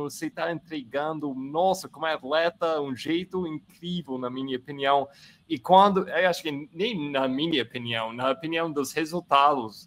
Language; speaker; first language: Portuguese; non-native, fluent; English